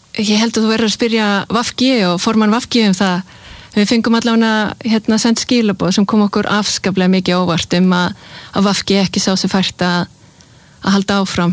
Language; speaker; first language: Icelandic; early bilingual, heritage; Icelandic